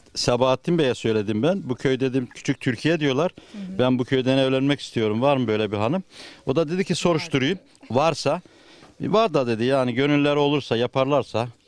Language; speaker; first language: Turkish; native; Turkish